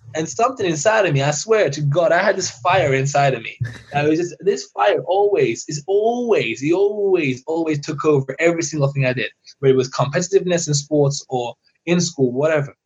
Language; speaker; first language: English; early bilingual, other home language; Persian